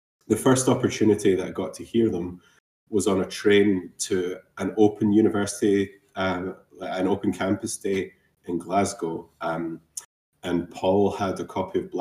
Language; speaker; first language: English; native; English